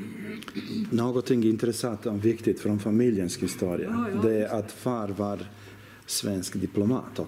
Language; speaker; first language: Swedish; non-native, learner; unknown